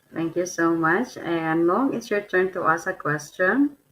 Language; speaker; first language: English; non-native, fluent; Filipino